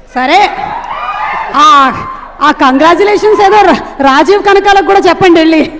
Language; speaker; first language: Telugu; native; Telugu